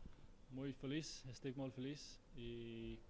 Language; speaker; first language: Spanish; non-native, learner; English